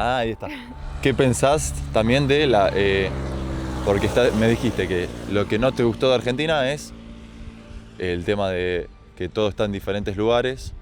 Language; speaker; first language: Spanish; native; Spanish